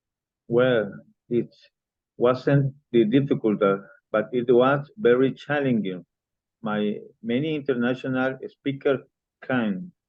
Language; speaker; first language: English; non-native, learner; Spanish